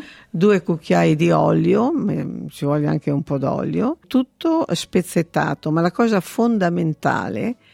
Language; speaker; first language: Italian; native; Italian